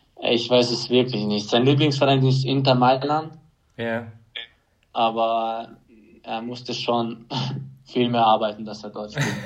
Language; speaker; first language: German; non-native, fluent; Hungarian